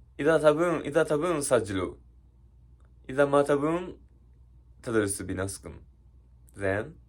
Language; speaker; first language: Arabic; non-native, learner; Japanese